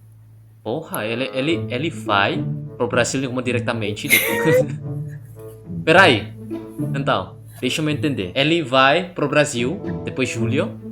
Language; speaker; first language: Portuguese; non-native, learner; Indonesian